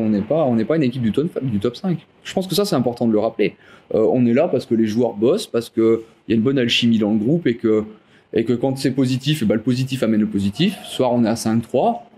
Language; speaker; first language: French; native; French